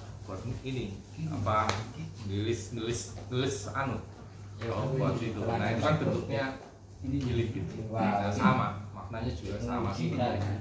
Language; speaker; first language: Indonesian; native; Indonesian